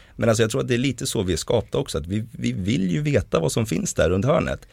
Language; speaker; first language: Swedish; native; Swedish